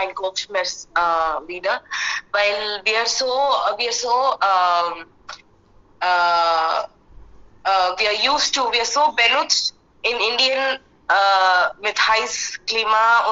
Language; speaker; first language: German; non-native, learner; Hindi